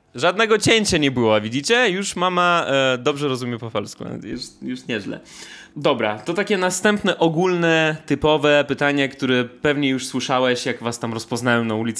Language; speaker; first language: Polish; non-native, fluent; Russian